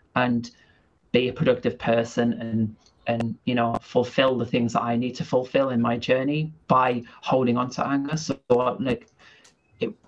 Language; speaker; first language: English; native; English